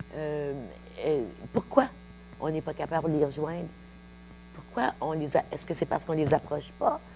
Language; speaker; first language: French; native; French